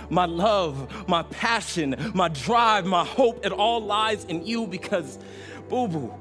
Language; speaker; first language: English; native; English